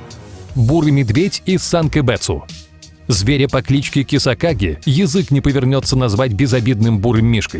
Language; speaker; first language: Russian; native; Russian